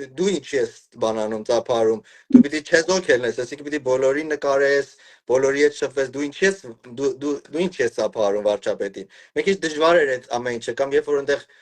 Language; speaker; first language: Armenian; early bilingual, heritage; Armenian